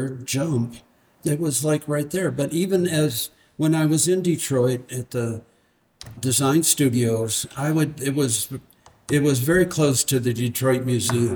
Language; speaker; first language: English; native; English